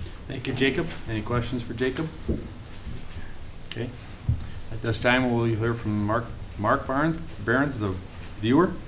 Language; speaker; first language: English; native; English